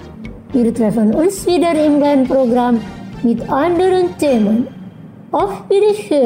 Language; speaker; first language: German; non-native, fluent; Indonesian